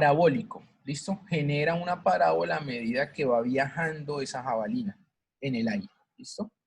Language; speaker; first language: Spanish; native; Spanish